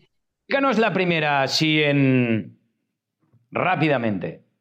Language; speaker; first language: Spanish; native; Spanish